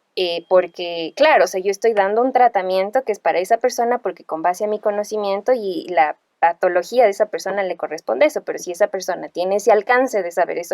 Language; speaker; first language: Spanish; native; Spanish